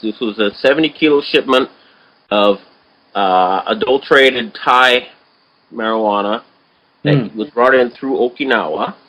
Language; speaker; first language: English; native; English